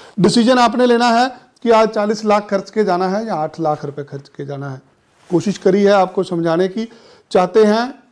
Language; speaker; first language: Hindi; non-native, local second language; Punjabi